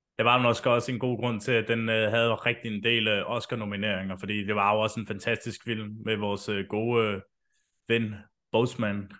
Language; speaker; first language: Danish; native; Danish